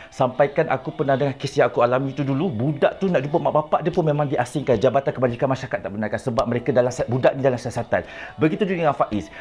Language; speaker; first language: Malay; native; Malay